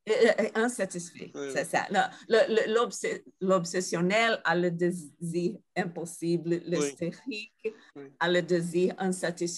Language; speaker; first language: French; non-native, fluent; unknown